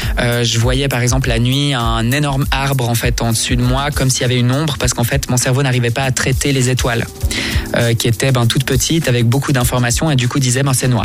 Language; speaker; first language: French; native; French